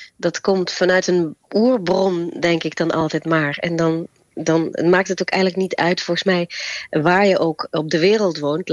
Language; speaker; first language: Dutch; native; Dutch